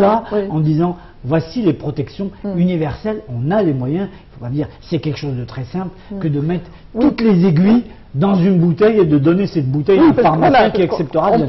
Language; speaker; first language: French; non-native, local second language; Arabic